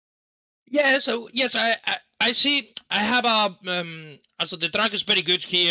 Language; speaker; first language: English; non-native, learner; Spanish